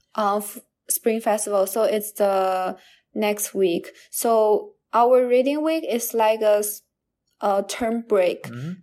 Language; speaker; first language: English; non-native, learner; Chinese